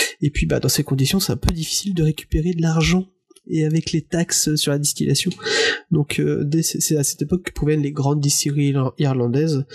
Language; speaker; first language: French; native; French